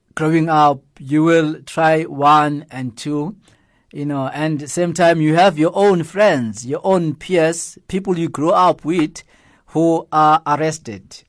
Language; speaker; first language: English; non-native, local second language; Zulu